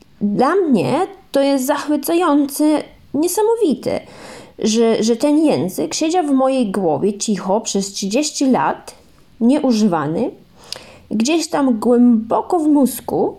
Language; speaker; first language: Polish; early bilingual, heritage; Ukrainian